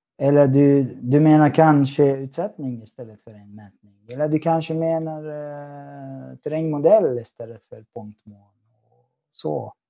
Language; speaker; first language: Swedish; non-native, fluent; Arabic